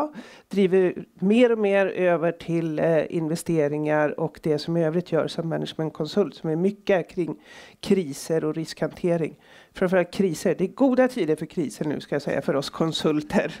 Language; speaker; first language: Swedish; native; Swedish